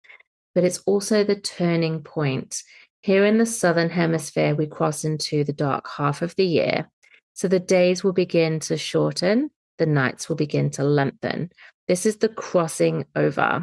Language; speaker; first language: English; native; English